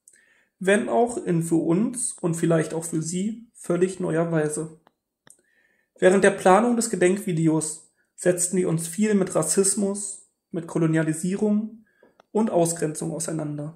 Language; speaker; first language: German; native; German